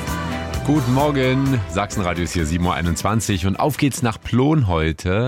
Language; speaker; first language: German; native; German